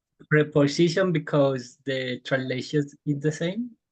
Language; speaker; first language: English; non-native, learner; Spanish